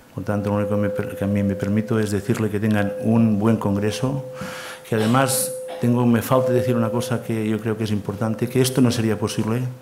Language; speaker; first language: Spanish; non-native, local second language; Catalan